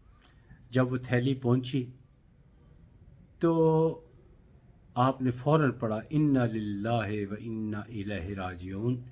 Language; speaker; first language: Urdu; native; Urdu